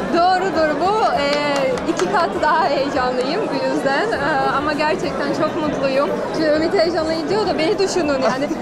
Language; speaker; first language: Turkish; non-native, fluent; English